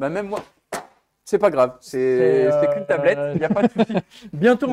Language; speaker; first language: French; native; French